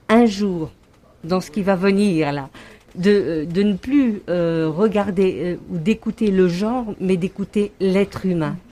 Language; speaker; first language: French; native; French